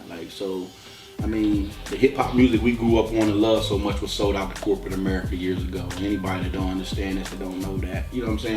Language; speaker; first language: English; native; English